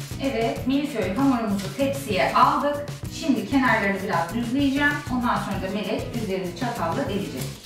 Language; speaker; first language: Turkish; native; Turkish